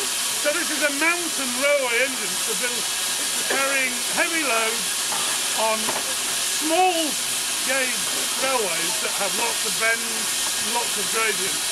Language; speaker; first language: English; native; English